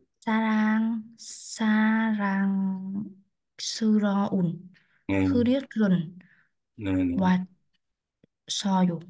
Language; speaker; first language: Korean; non-native, learner; Vietnamese